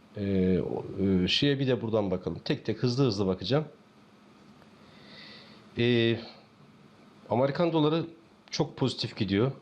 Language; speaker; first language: Turkish; native; Turkish